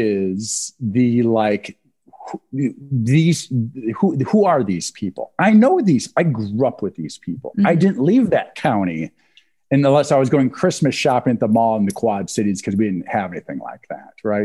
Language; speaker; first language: English; native; English